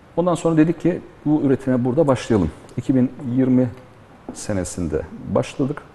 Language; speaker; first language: Turkish; early bilingual, heritage; Turkish